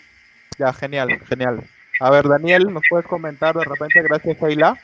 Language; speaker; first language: Spanish; native; Spanish